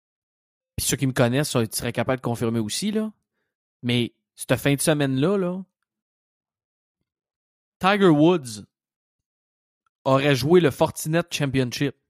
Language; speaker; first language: French; native; French